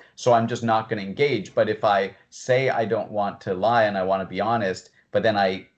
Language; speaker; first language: English; native; English